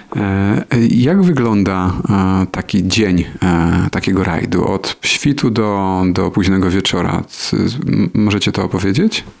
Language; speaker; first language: Polish; native; Polish